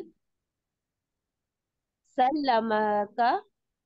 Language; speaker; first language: Arabic; non-native, learner; Urdu